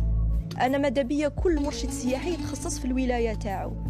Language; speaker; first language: Arabic; native; Arabic